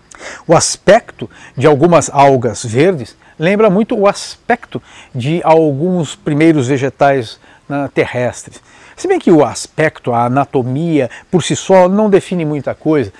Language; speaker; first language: Portuguese; native; Portuguese